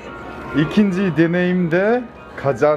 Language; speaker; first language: Turkish; non-native, learner; Korean